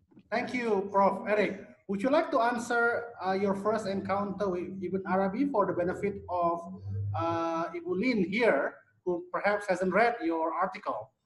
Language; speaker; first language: English; non-native, fluent; Indonesian